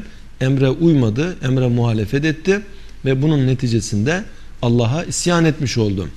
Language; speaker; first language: Turkish; native; Turkish